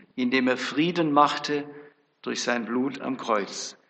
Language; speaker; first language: German; native; German